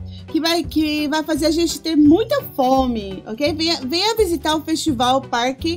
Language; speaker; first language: Portuguese; non-native, fluent; Spanish